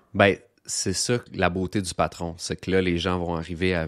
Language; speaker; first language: French; native; French